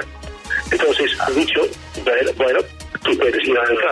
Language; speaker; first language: Spanish; non-native, learner; Dutch